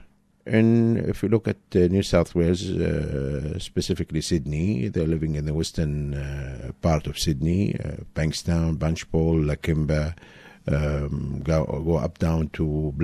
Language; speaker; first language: English; non-native, fluent; Arabic